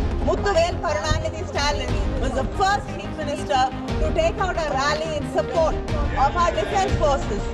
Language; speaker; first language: English; non-native, local second language; Tamil